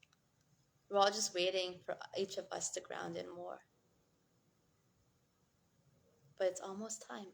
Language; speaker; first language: English; native; English